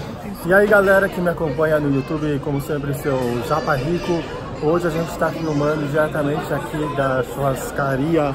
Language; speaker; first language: Portuguese; non-native, fluent; Japanese